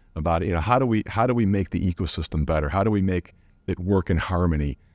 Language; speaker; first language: English; native; English